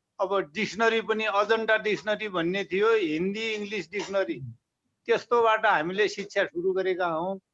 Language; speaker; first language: Nepali; non-native, local second language; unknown